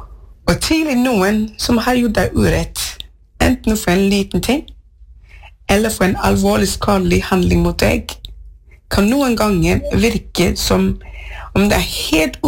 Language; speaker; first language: Norwegian; non-native, fluent; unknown